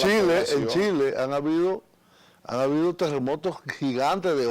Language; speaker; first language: Spanish; native; Spanish